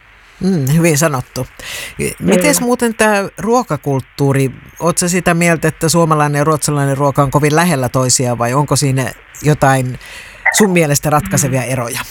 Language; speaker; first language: Finnish; native; Finnish